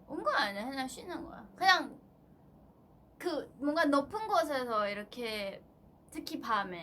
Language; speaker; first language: Korean; non-native, fluent; Thai